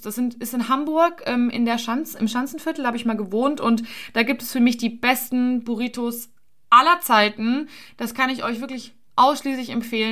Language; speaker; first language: German; native; German